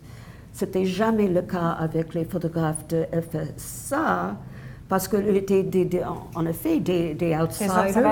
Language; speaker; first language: French; non-native, fluent; English